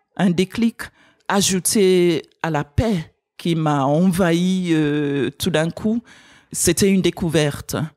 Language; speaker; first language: French; non-native, fluent; English